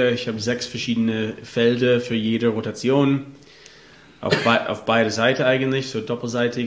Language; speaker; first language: German; non-native, learner; English